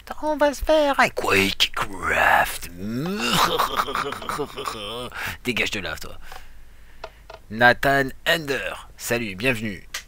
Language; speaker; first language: French; native; French